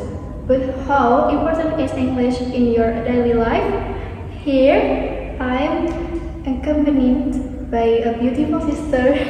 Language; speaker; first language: English; non-native, learner; Indonesian